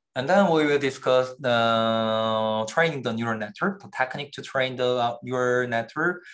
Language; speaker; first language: English; non-native, fluent; Korean